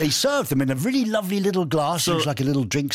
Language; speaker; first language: English; native; English